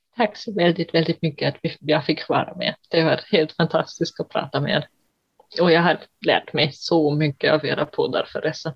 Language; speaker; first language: Swedish; non-native, fluent; German